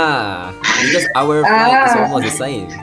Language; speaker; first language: English; non-native, learner; Indonesian